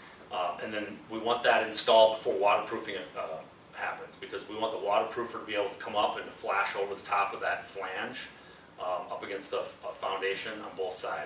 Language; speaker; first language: English; native; English